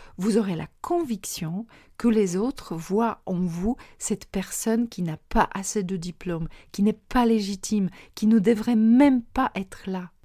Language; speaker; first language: French; non-native, fluent; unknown